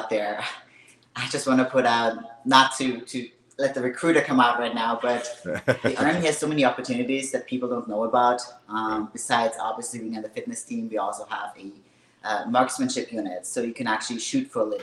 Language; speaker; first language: English; non-native, fluent; German